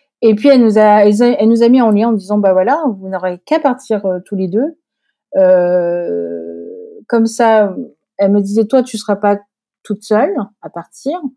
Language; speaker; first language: French; early bilingual, other home language; Korean